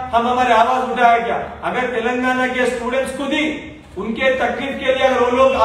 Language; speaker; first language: Hindi; non-native, local second language; Telugu